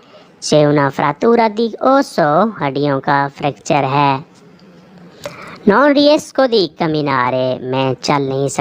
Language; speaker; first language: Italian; non-native, fluent; Urdu